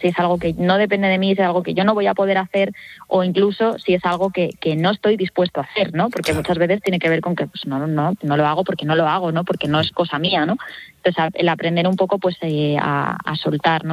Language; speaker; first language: Spanish; native; Spanish